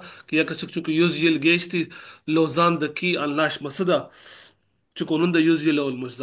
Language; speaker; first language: Turkish; non-native, learner; Urdu